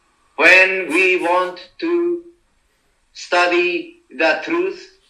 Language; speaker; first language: English; non-native, learner; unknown